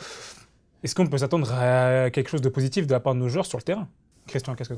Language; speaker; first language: French; native; French